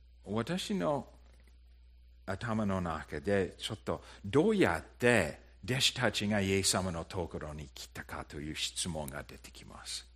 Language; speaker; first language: Japanese; non-native, fluent; English